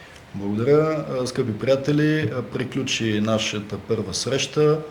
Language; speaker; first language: Bulgarian; native; Bulgarian